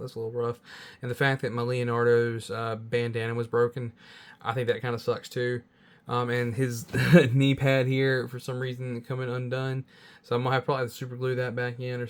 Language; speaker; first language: English; native; English